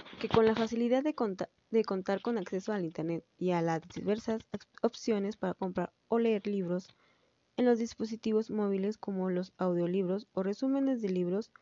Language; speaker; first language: Spanish; native; Spanish